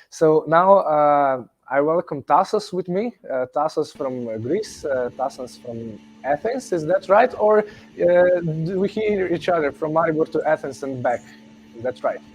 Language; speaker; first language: English; non-native, fluent; Slovenian